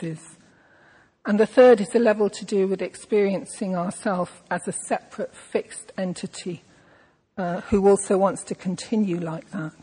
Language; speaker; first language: English; native; English